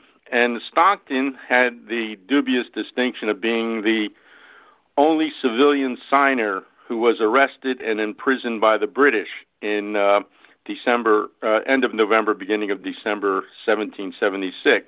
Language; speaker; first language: English; native; English